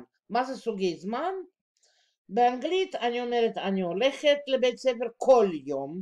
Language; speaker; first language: Hebrew; non-native, fluent; Russian